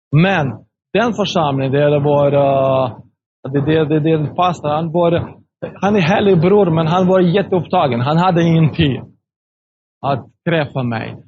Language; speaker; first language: Swedish; non-native, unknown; Russian